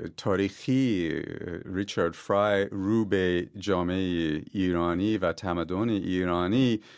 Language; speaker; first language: Persian; non-native, fluent; English